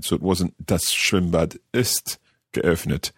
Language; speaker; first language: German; non-native, learner; English